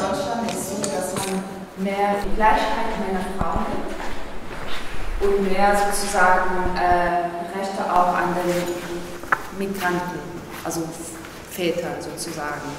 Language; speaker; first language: German; non-native, fluent; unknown